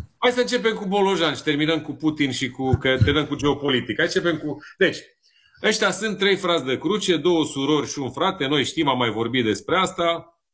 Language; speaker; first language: Romanian; native; Romanian